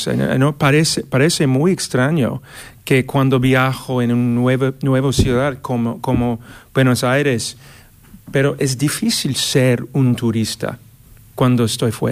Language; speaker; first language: Spanish; non-native, learner; English